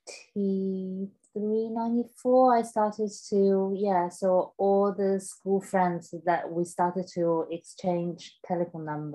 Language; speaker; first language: English; non-native, fluent; Chinese